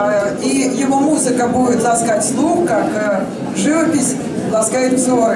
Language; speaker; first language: Russian; native; Russian